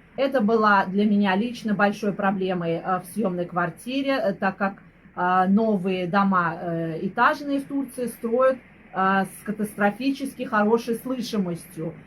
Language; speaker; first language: Russian; native; Russian